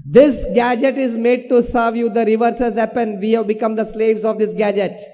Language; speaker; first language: English; non-native, local second language; Gujarati